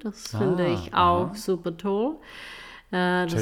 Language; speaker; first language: German; non-native, fluent; Czech